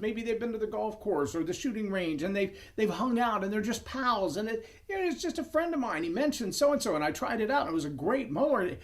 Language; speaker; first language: English; native; English